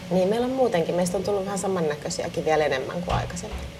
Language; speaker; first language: Finnish; native; Finnish